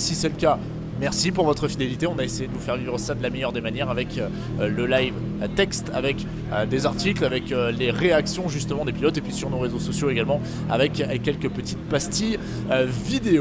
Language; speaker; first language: French; native; French